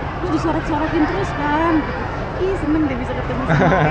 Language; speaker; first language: Indonesian; native; Indonesian